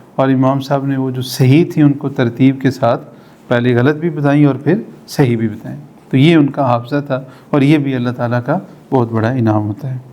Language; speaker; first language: Urdu; native; Urdu